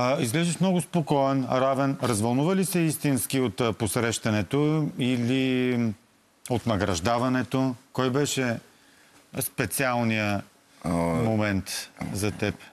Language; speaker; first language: Bulgarian; native; Bulgarian